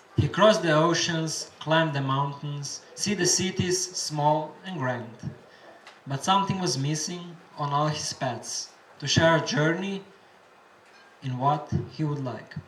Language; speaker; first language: English; non-native, fluent; Slovenian